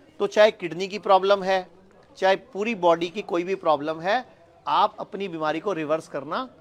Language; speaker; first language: Hindi; native; Hindi